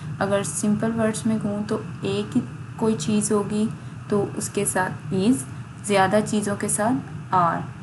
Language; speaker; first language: Urdu; native; Urdu